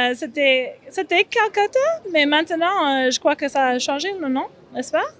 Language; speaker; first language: French; non-native, fluent; English